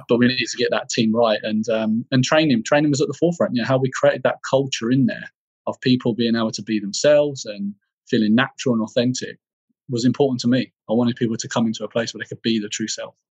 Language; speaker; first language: English; native; English